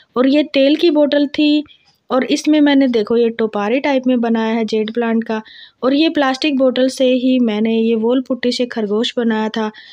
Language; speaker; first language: Hindi; native; Hindi